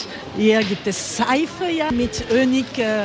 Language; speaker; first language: German; non-native, fluent; French